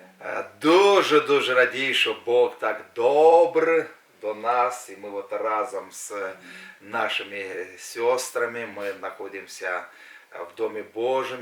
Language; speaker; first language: Ukrainian; non-native, local second language; Russian